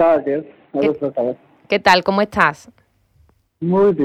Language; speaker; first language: Spanish; non-native, learner; Arabic